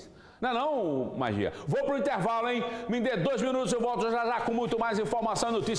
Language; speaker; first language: Portuguese; native; Portuguese